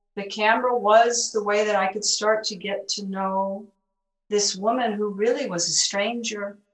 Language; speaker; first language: English; early bilingual, other home language; Spanish